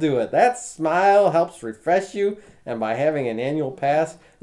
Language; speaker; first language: English; native; English